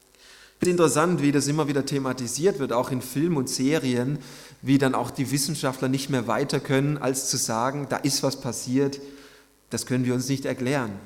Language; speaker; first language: German; native; German